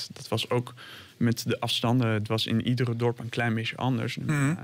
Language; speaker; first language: Dutch; non-native, fluent; French